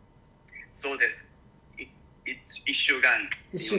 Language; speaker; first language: Japanese; non-native, learner; Korean